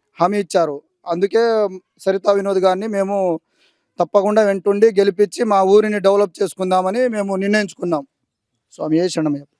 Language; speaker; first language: Telugu; non-native, local second language; Lambadi